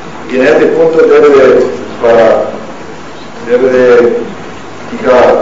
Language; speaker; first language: Spanish; non-native, fluent; English